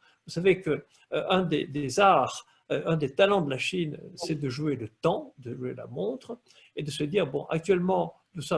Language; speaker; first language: French; native; French